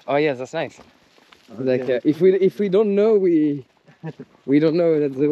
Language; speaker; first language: English; non-native, fluent; French